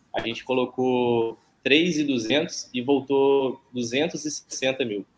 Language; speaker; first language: Portuguese; native; Portuguese